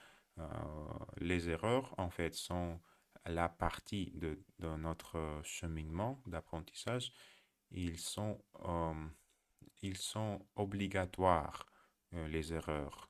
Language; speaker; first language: French; non-native, learner; Russian